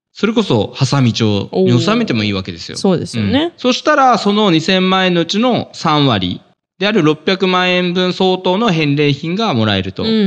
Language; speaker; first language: Japanese; native; Japanese